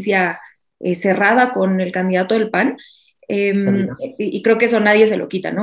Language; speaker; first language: Spanish; native; Spanish